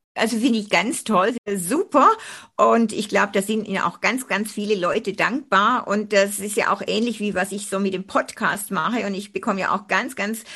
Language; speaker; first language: German; native; German